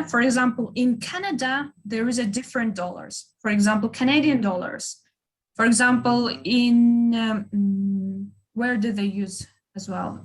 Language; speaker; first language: English; non-native, fluent; Kyrgyz